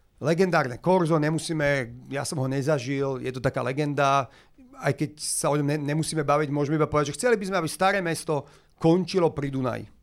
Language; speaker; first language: Slovak; native; Slovak